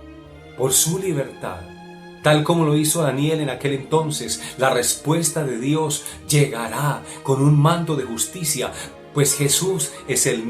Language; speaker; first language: Spanish; native; Spanish